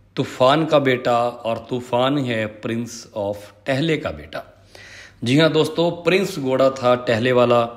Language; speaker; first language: Hindi; non-native, local second language; Punjabi